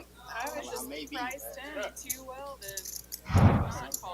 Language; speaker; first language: English; native; English